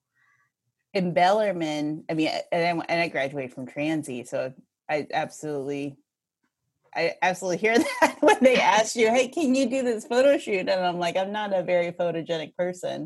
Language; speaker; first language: English; early bilingual, other home language; Filipino